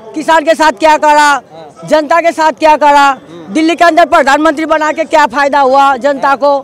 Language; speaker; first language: Hindi; non-native, local second language; Gujarati